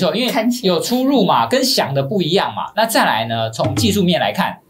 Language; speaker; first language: Chinese; native; Chinese